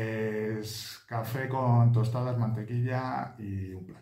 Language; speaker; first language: Spanish; native; Spanish